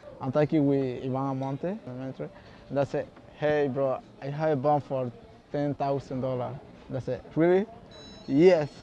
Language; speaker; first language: English; non-native, learner; Spanish